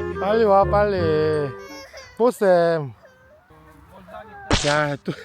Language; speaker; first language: Korean; native; Korean